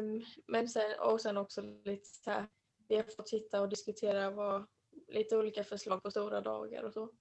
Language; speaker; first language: Swedish; native; Swedish